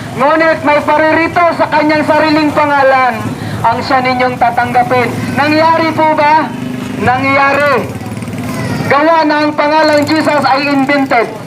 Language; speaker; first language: Filipino; non-native, local second language; Cebuano